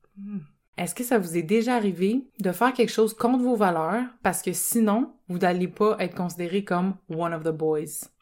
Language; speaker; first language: French; native; French